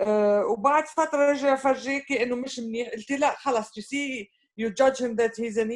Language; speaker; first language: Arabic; native; Arabic